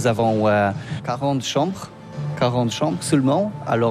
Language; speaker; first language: French; non-native, learner; Polish